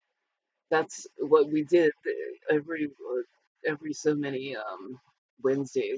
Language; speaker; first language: English; native; English